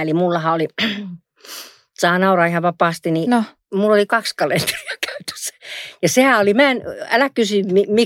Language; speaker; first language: Finnish; native; Finnish